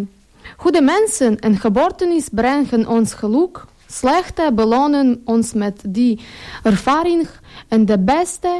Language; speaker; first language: Dutch; non-native, learner; Ukrainian